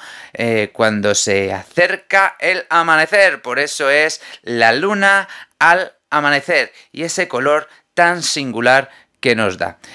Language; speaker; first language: Spanish; native; Spanish